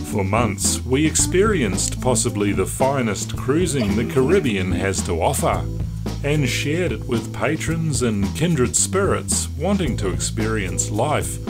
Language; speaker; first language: English; native; English